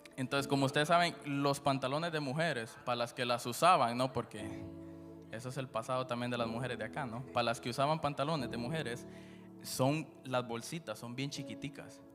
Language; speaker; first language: Spanish; native; Spanish